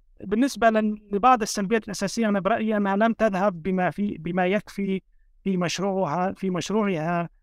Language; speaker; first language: Arabic; native; Arabic